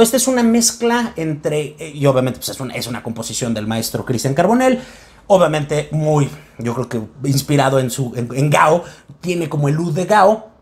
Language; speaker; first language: Spanish; native; Spanish